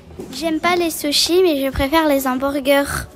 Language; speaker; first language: French; non-native, learner; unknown